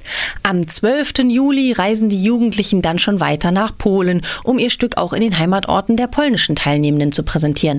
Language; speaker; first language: German; native; German